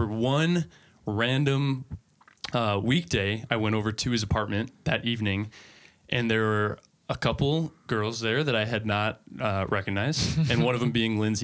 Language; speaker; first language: English; native; English